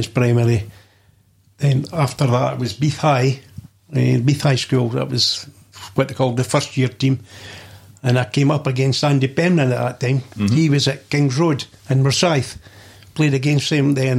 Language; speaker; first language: English; native; English